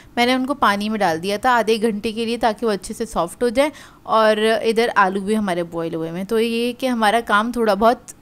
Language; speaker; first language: Hindi; native; Hindi